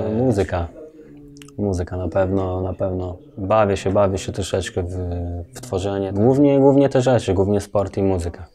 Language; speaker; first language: Polish; native; Polish